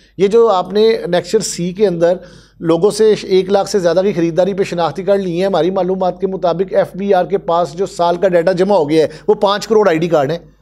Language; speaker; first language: Urdu; native; Urdu